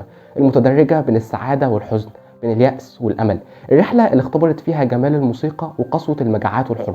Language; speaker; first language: Arabic; native; Arabic